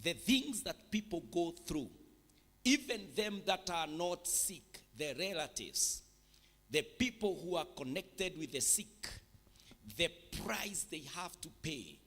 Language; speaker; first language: English; non-native, local second language; Swahili